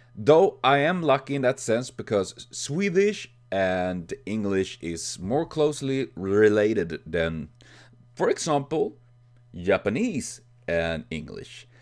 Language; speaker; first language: English; non-native, fluent; Swedish